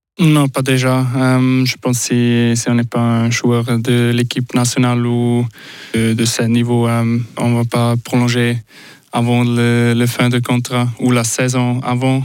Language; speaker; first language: French; non-native, local second language; Swiss German